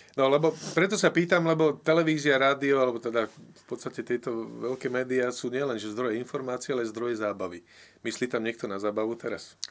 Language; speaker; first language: Slovak; native; Slovak